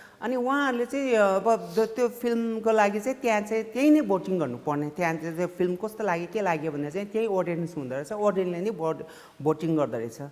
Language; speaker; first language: Nepali; non-native, local second language; Sherpa